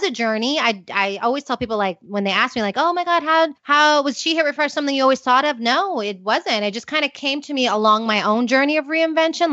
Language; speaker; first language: English; native; English